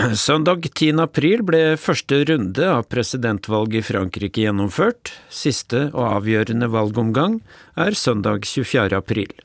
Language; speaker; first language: Norwegian; native; Norwegian